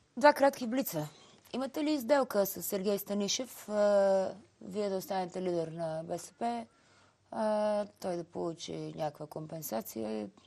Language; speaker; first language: Bulgarian; native; Bulgarian